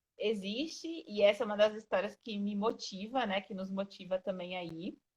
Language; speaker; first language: Portuguese; native; Portuguese